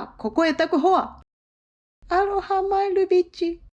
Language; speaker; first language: Māori; non-native, learner; Japanese